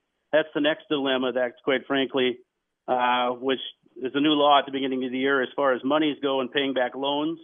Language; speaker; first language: English; native; English